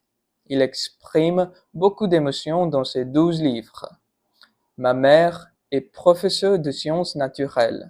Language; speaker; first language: French; non-native, learner; Punjabi